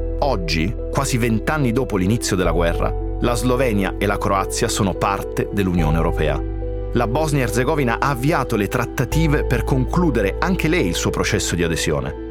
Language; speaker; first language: Italian; native; Italian